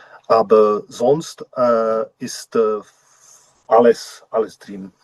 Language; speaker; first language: German; non-native, learner; Czech